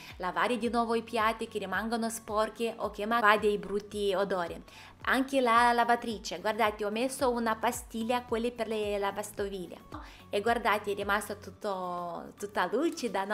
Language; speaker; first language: Italian; non-native, fluent; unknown